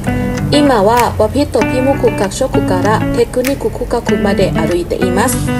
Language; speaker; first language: Japanese; non-native, learner; Thai